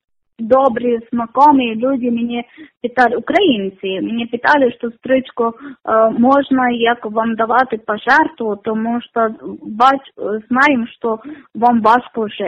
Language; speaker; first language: Ukrainian; non-native, learner; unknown